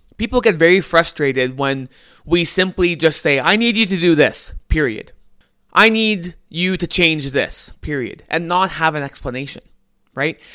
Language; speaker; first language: English; native; English